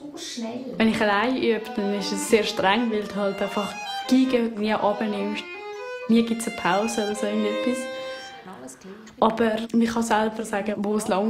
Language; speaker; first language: German; native; German